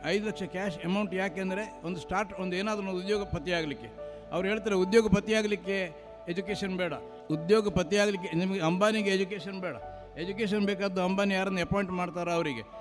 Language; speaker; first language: Kannada; non-native, local second language; Marathi